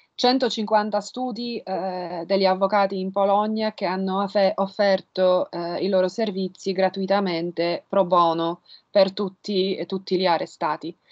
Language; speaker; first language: Italian; non-native, fluent; Polish